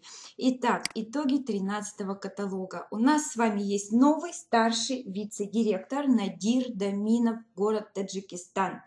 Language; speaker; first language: Russian; native; Russian